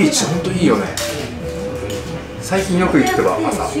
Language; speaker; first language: Japanese; non-native, fluent; Russian